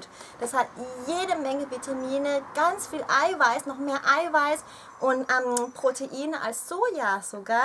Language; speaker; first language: German; early bilingual, other home language; Thai